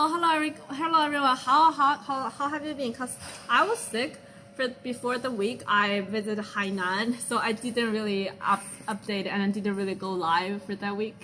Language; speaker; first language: English; non-native, fluent; Chinese